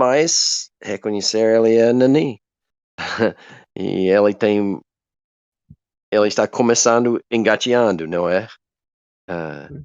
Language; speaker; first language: Portuguese; non-native, learner; English